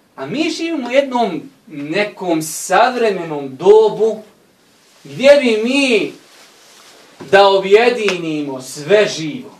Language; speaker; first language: Bosnian; native; Bosnian